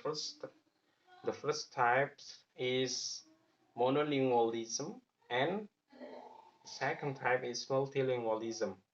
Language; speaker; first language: English; non-native, learner; Javanese